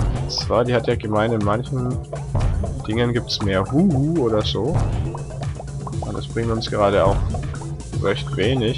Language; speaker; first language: German; native; German